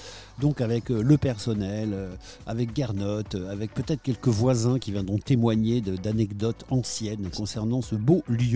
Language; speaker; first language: French; native; French